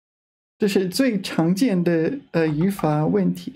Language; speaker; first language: Chinese; non-native, fluent; English